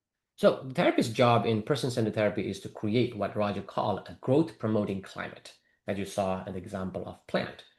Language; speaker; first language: English; non-native, fluent; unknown